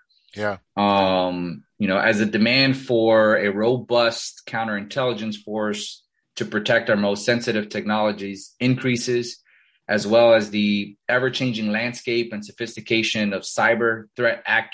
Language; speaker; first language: English; early bilingual, other home language; Spanish